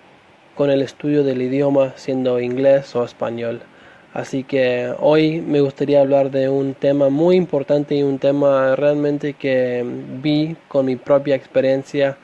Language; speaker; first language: Spanish; non-native, fluent; English